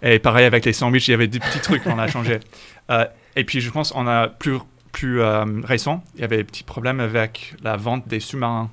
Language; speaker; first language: French; non-native, fluent; English